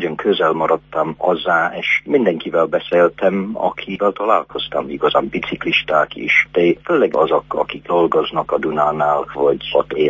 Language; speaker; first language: Hungarian; non-native, fluent; English